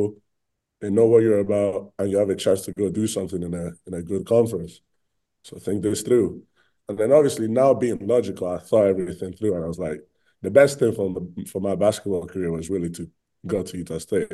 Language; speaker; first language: English; native; English